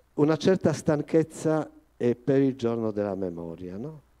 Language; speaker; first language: Italian; non-native, fluent; Polish